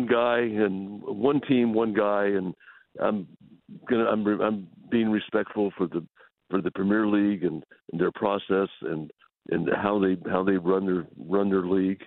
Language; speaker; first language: English; native; English